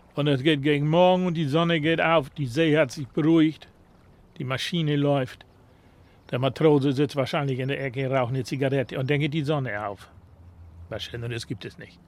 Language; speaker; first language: German; native; German